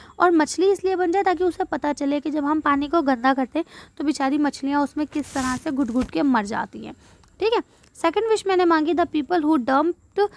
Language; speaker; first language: Hindi; native; Hindi